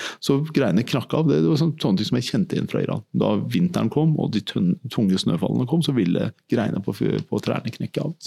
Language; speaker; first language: Norwegian; early bilingual, other home language; Persian